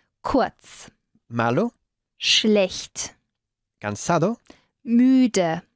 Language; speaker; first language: German; non-native, fluent; Spanish